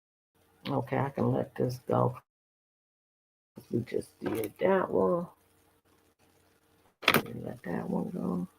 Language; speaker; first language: English; native; English